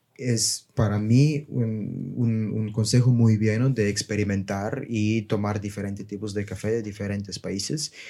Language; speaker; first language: Spanish; non-native, fluent; Bulgarian